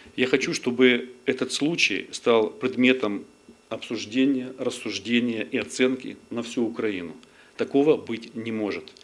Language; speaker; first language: Russian; non-native, local second language; Ukrainian